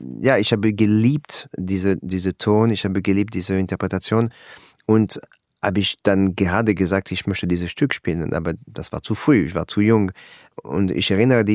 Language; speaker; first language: German; non-native, learner; French